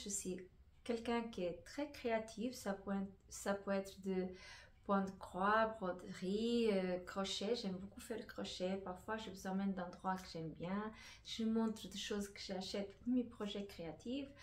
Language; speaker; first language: French; non-native, fluent; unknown